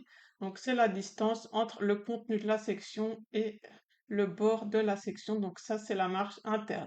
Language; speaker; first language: French; native; French